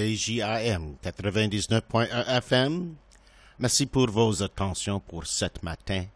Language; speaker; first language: French; non-native, learner; English